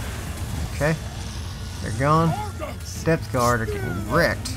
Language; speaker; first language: English; native; English